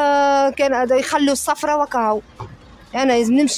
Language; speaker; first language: Arabic; native; Arabic